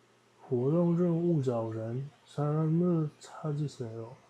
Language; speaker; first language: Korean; non-native, learner; Dutch